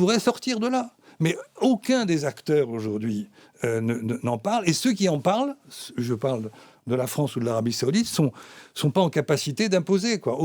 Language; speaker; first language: French; native; French